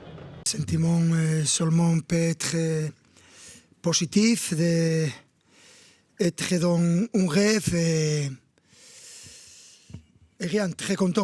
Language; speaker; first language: French; non-native, fluent; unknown